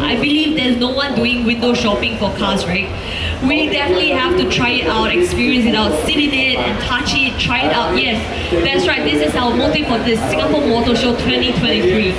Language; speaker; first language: English; non-native, local second language; Chinese